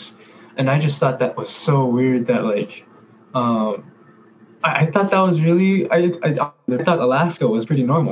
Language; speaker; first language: English; early bilingual, other home language; Korean